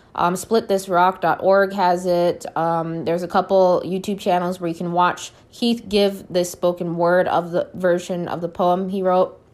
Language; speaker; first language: English; native; English